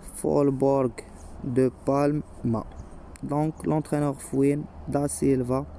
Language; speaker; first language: French; non-native, local second language; Arabic